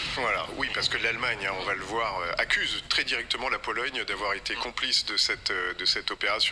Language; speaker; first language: French; native; French